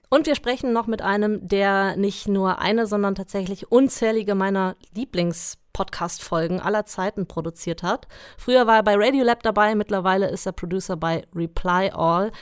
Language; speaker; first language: German; native; German